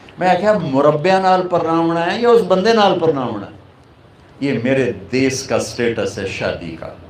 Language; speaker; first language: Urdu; non-native, local second language; Punjabi